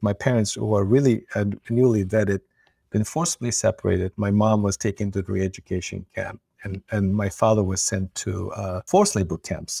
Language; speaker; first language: English; non-native, fluent; Uyghur